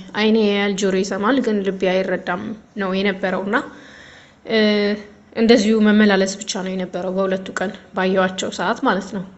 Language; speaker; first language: Amharic; native; Amharic